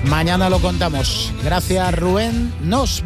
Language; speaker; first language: Spanish; native; Spanish